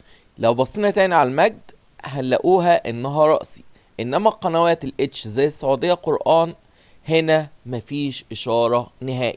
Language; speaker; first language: Arabic; native; Arabic